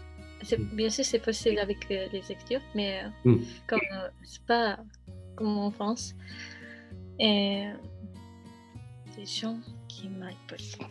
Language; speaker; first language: French; non-native, learner; Japanese